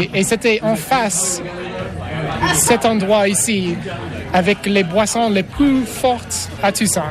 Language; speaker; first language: French; non-native, fluent; English